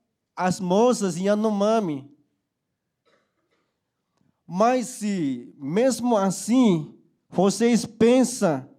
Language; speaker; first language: Portuguese; non-native, local second language; Yanomámi